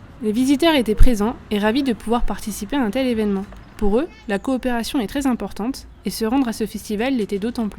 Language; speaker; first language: French; native; French